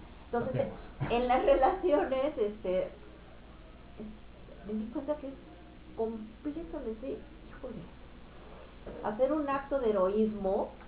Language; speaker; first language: Spanish; native; Spanish